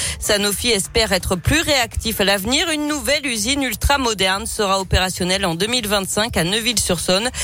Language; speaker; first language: French; native; French